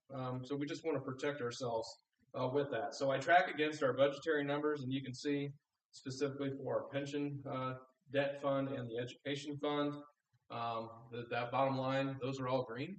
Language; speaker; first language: English; native; English